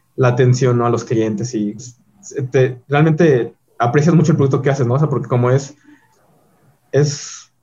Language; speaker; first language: Spanish; native; Spanish